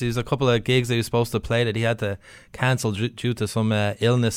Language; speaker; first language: English; native; English